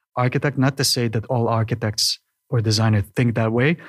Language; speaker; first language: English; non-native, fluent; Hebrew